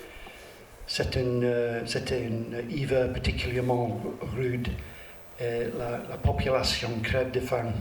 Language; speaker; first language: French; non-native, learner; English